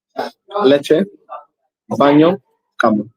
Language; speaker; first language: Spanish; non-native, learner; English